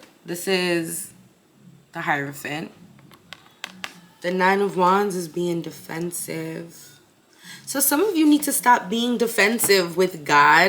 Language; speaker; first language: English; native; English